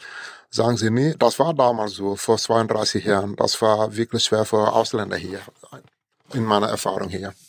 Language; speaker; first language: German; non-native, fluent; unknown